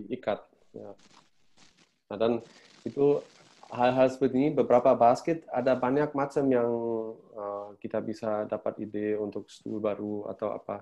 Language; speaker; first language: Indonesian; non-native, fluent; German